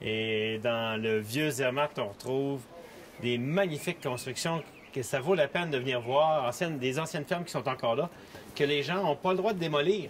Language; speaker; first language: French; native; French